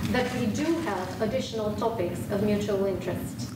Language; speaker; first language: English; non-native, fluent; Bulgarian